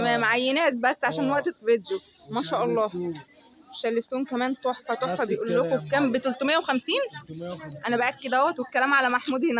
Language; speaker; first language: Arabic; native; Arabic